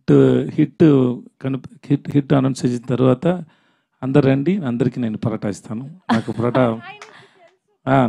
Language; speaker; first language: Telugu; non-native, learner; Tamil